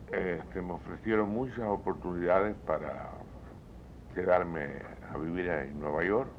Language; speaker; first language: Spanish; native; Spanish